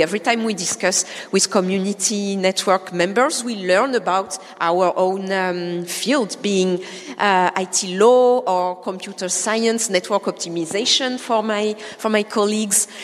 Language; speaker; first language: English; non-native, fluent; French